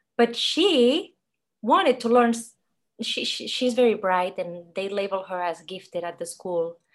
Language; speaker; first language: English; non-native, fluent; Spanish